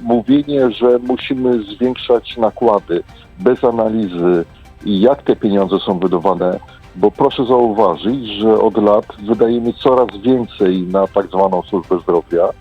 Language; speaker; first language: Polish; native; Polish